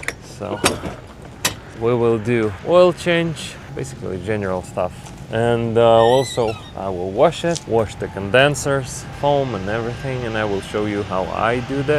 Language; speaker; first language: English; non-native, fluent; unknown